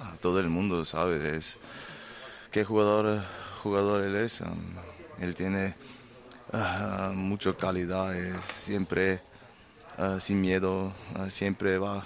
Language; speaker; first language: Spanish; non-native, learner; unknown